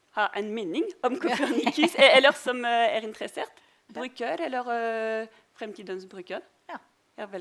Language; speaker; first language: Norwegian; non-native, fluent; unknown